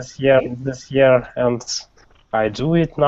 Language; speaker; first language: English; non-native, learner; Russian